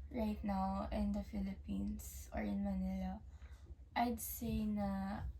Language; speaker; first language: English; native; English